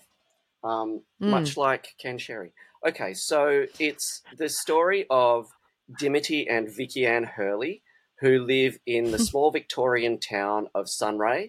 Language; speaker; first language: English; native; English